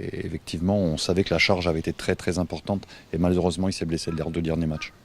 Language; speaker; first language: French; native; French